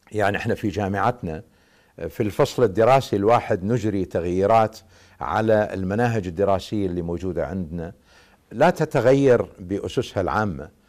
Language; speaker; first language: Arabic; native; Arabic